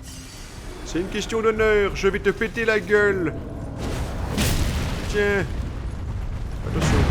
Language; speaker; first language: French; native; French